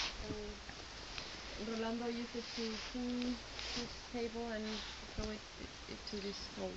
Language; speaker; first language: English; non-native, fluent; Spanish